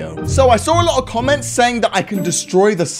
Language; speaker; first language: English; native; English